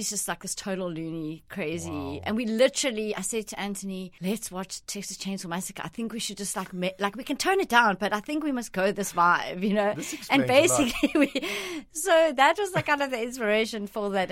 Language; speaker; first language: English; non-native, local second language; Italian